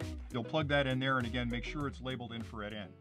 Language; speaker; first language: English; native; English